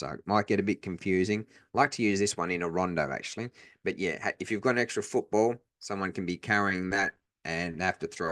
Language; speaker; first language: English; native; English